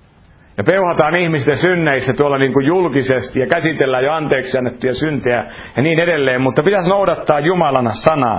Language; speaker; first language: Finnish; native; Finnish